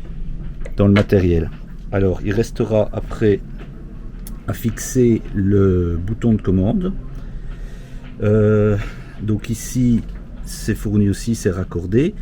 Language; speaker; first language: French; native; French